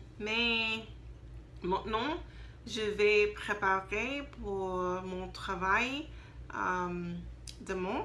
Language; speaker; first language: French; non-native, learner; English